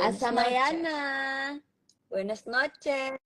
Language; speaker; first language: Spanish; non-native, learner; Indonesian